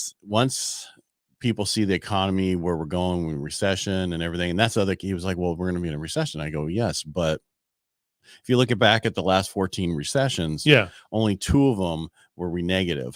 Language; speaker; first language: English; native; English